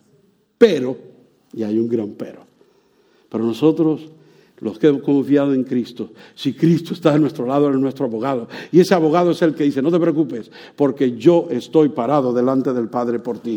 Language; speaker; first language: Spanish; native; Spanish